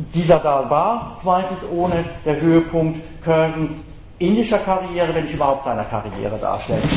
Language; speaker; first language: German; native; German